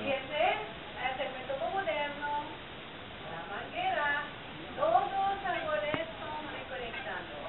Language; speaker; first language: Spanish; non-native, learner; French